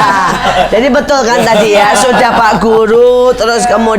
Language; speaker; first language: Indonesian; native; Indonesian